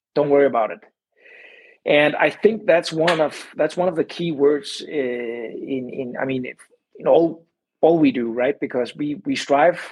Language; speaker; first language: English; non-native, fluent; Danish